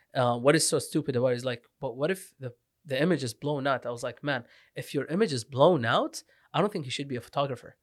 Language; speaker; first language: English; non-native, fluent; Arabic